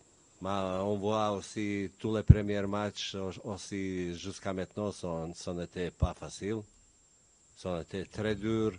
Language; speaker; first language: French; non-native, learner; Bosnian